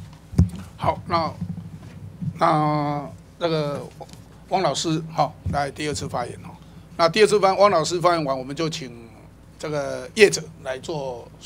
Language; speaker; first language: Chinese; native; Chinese